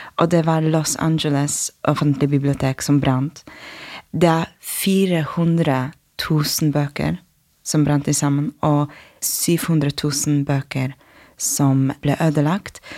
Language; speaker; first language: Norwegian; non-native, fluent; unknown